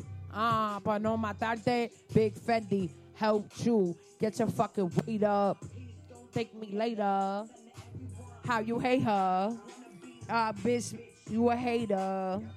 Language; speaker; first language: English; native; English